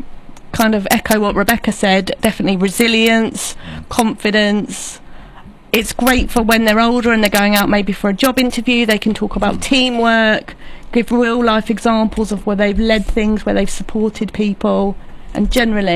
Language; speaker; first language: English; native; English